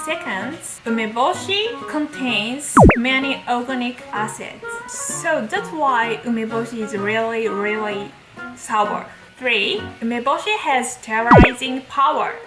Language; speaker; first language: English; non-native, learner; Japanese